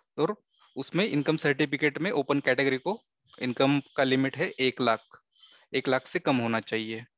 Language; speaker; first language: Hindi; non-native, local second language; Marathi